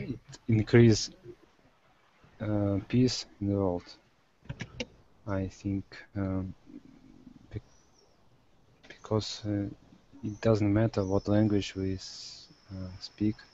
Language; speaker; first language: English; non-native, learner; Russian